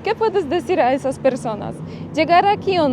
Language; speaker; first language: Spanish; non-native, fluent; Polish